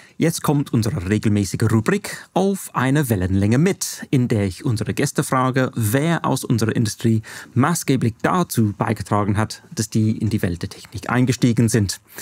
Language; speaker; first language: German; non-native, fluent; English